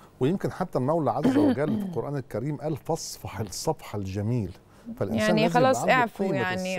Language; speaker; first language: Arabic; native; Arabic